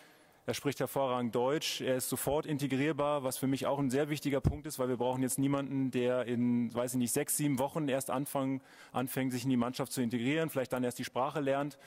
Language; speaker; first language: German; native; German